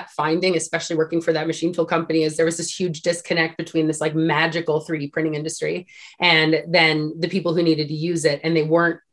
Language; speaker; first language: English; native; English